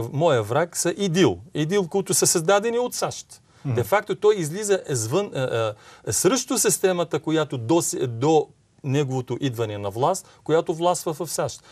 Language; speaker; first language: Bulgarian; non-native, fluent; Arabic